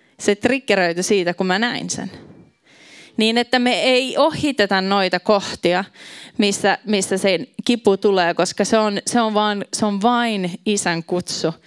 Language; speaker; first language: Finnish; native; Finnish